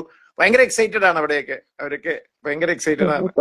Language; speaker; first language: Malayalam; native; Malayalam